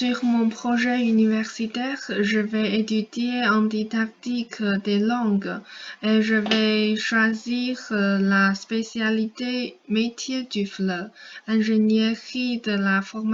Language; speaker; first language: French; non-native, fluent; Chinese